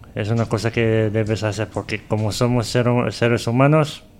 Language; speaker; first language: Spanish; non-native, fluent; Arabic